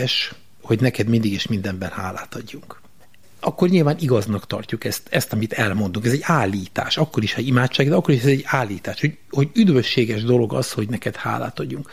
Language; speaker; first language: Hungarian; native; Hungarian